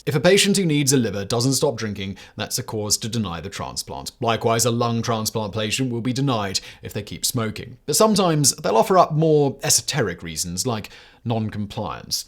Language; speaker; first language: English; native; English